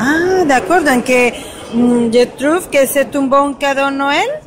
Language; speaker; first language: French; native; French